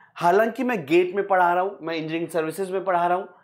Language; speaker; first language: Hindi; native; Hindi